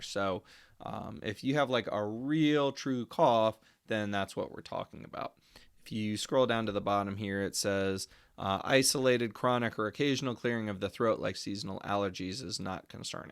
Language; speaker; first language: English; native; English